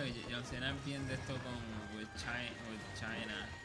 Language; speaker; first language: Spanish; native; Spanish